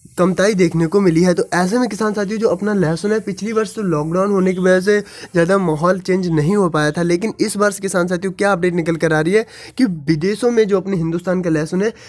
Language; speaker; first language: Hindi; native; Hindi